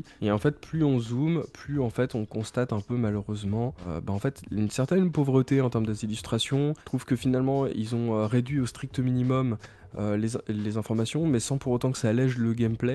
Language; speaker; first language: French; native; French